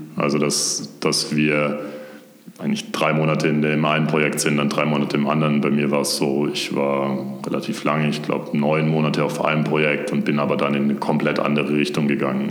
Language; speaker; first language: German; native; German